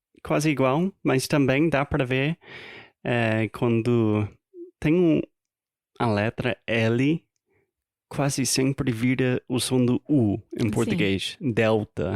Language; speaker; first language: Portuguese; non-native, fluent; English